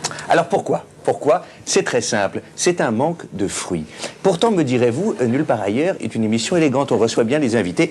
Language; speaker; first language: French; native; French